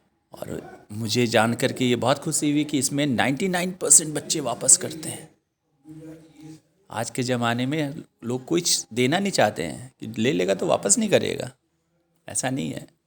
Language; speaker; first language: Hindi; native; Hindi